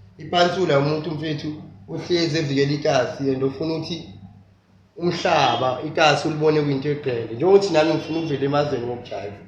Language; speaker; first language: Zulu; native; Zulu